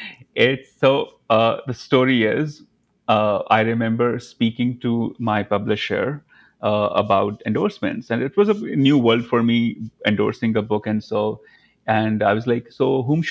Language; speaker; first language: English; non-native, local second language; Hindi